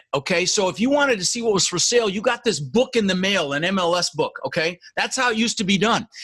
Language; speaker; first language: English; early bilingual, other home language; Dutch